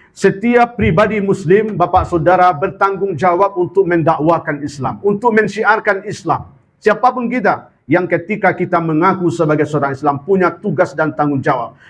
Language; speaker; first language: Malay; non-native, local second language; Minangkabau